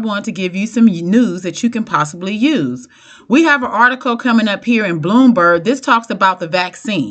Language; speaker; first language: English; native; English